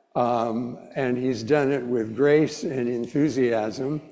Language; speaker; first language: English; native; English